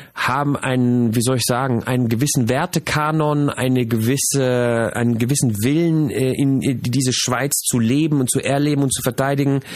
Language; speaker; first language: German; native; German